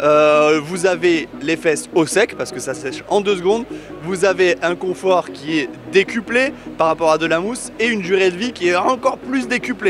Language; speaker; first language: French; native; French